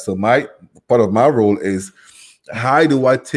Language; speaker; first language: English; non-native, local second language; French